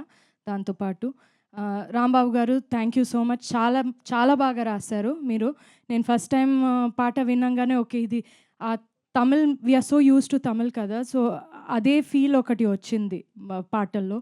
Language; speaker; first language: Telugu; non-native, fluent; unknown